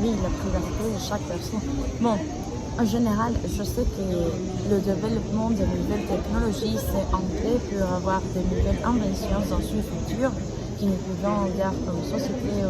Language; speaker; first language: French; non-native, learner; Spanish